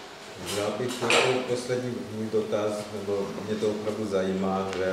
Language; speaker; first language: Czech; non-native, fluent; Hungarian